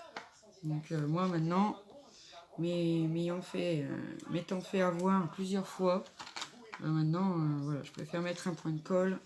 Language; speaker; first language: French; native; French